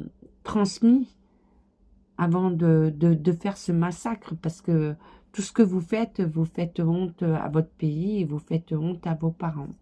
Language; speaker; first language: French; native; French